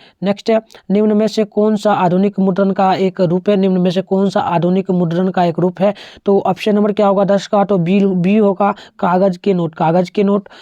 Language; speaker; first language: Hindi; native; Hindi